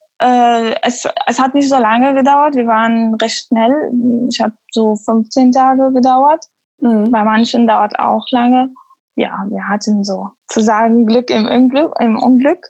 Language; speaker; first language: German; non-native, fluent; Arabic